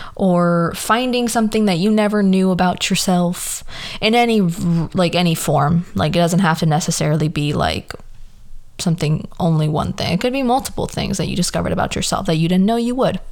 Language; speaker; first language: English; early bilingual, other home language; Spanish